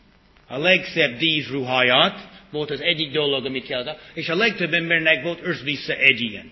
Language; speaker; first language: Hungarian; early bilingual, heritage; English